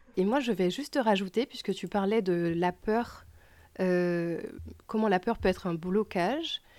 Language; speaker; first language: French; native; French